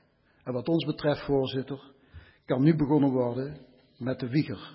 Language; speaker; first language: Dutch; native; Dutch